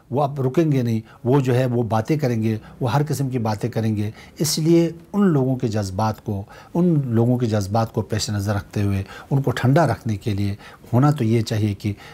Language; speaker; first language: Urdu; non-native, local second language; Shina